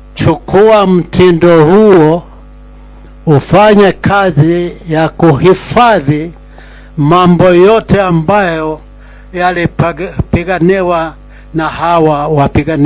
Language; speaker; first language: Swahili; non-native, local second language; Kikuyu